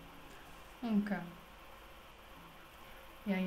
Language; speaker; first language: German; non-native, learner; Japanese